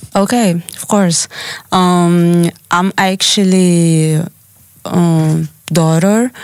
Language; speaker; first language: English; non-native, learner; Portuguese